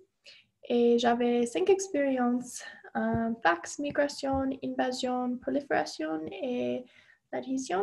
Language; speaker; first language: French; non-native, fluent; English